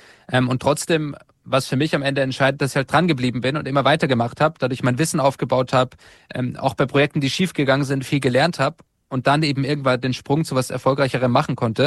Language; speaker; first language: German; native; German